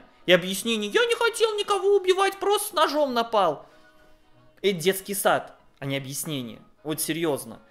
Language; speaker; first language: Russian; native; Russian